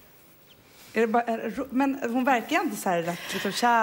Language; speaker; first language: Swedish; native; Swedish